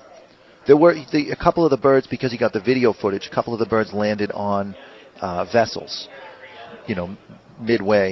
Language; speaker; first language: English; native; English